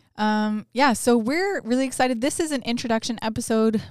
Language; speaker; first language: English; native; English